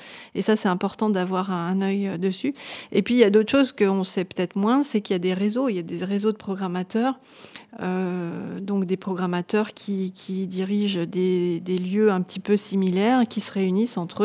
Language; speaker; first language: French; native; French